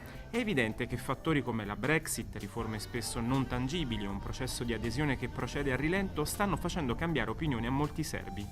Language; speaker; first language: Italian; native; Italian